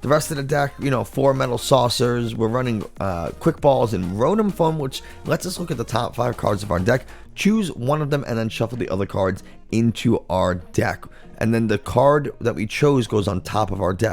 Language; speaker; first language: English; native; English